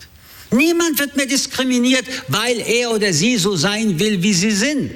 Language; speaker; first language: German; early bilingual, other home language; French